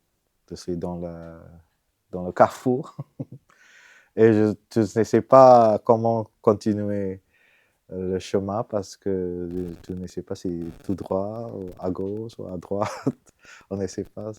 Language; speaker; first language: French; non-native, fluent; Vietnamese